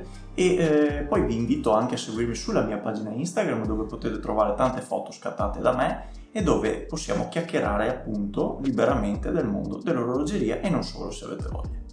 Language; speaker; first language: Italian; native; Italian